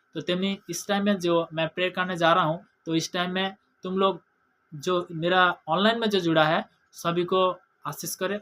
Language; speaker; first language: Hindi; non-native, local second language; Bangla